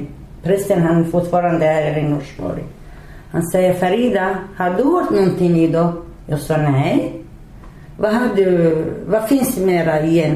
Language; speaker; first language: Swedish; non-native, learner; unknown